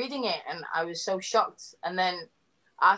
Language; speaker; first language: English; native; English